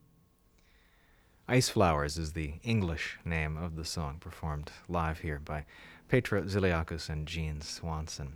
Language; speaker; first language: English; native; English